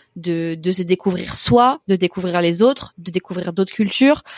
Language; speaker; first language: French; native; French